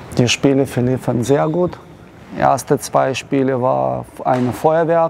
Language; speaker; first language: German; non-native, learner; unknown